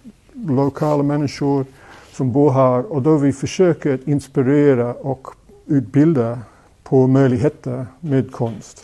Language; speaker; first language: Swedish; non-native, fluent; English